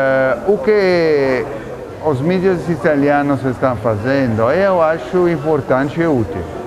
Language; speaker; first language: Portuguese; non-native, fluent; Italian